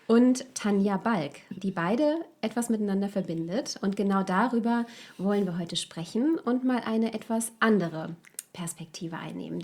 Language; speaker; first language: German; native; German